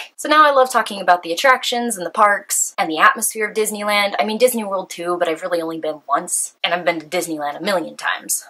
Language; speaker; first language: English; native; English